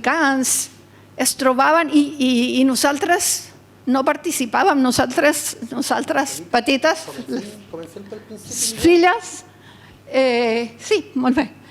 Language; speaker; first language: Catalan; early bilingual, heritage; Catalan